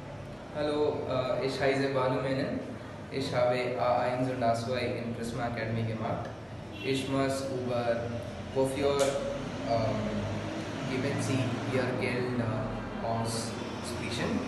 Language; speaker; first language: German; non-native, learner; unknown